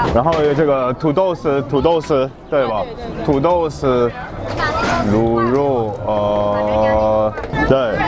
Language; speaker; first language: Chinese; non-native, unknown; German